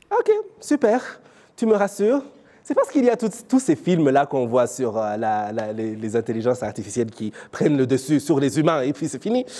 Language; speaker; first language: French; non-native, local second language; Kinyarwanda